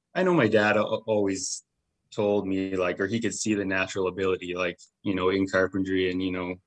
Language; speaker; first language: English; native; English